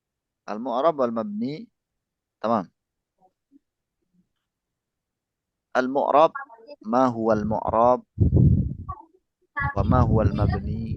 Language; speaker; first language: Arabic; non-native, fluent; Indonesian